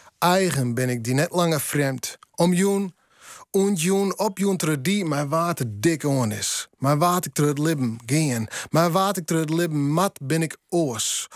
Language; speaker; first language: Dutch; non-native, local second language; Western Frisian